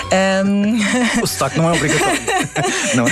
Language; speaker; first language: Portuguese; native; Portuguese